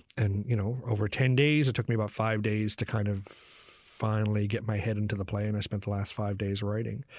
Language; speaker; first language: English; native; English